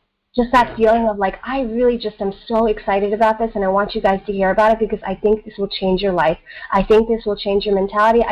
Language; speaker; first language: English; early bilingual, other home language; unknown